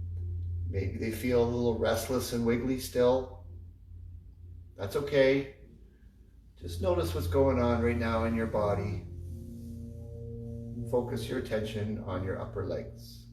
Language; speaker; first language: English; native; English